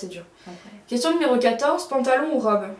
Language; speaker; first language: French; native; French